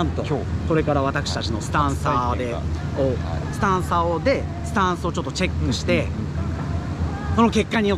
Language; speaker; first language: Japanese; native; Japanese